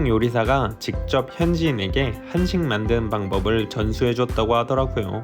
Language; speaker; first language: Korean; native; Korean